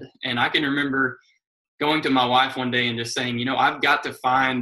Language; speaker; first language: English; native; English